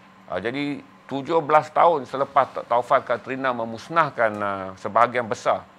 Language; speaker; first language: Malay; native; Malay